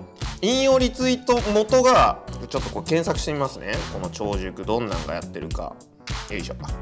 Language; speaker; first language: Japanese; native; Japanese